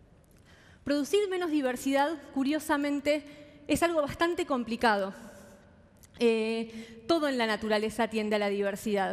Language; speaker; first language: Spanish; native; Spanish